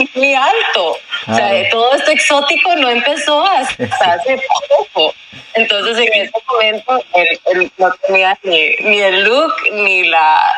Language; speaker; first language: Spanish; early bilingual, heritage; Spanish